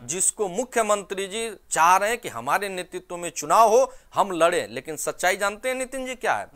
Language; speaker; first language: Hindi; native; Hindi